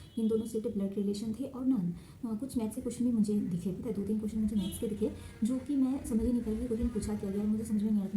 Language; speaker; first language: Hindi; non-native, local second language; Assamese